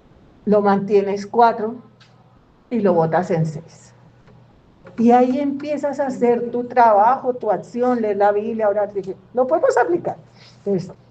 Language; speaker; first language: Spanish; native; Spanish